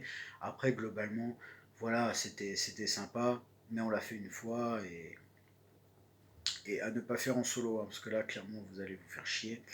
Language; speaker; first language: French; native; French